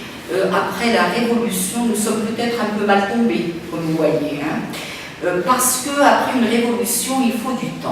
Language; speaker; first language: French; non-native, fluent; Spanish